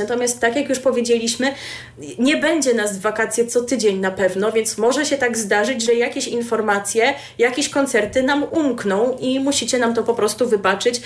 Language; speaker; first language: Polish; native; Polish